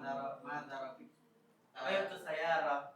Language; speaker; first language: Arabic; non-native, learner; Indonesian